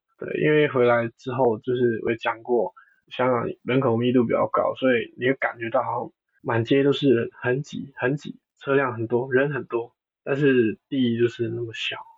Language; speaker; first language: Chinese; non-native, local second language; Cantonese